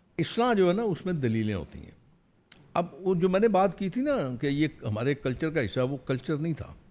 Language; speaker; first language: Urdu; non-native, local second language; Punjabi